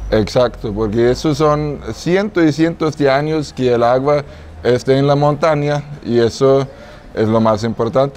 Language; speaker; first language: Spanish; non-native, fluent; German